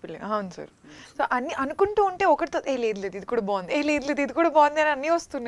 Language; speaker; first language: Telugu; native; Telugu